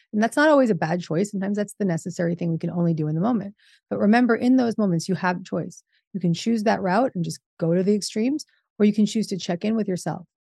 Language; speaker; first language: English; native; English